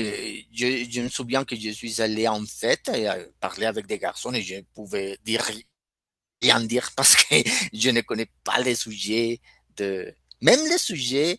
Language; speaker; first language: French; non-native, fluent; Spanish